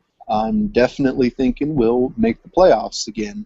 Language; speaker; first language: English; native; English